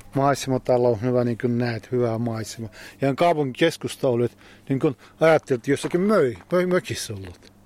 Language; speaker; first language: Finnish; non-native, learner; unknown